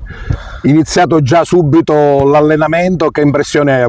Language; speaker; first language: Italian; native; Italian